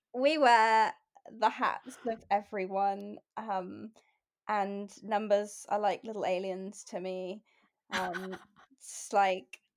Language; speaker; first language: English; native; English